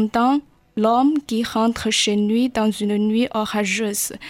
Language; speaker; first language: French; non-native, learner; Chinese